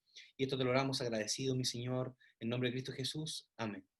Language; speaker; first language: Spanish; native; Spanish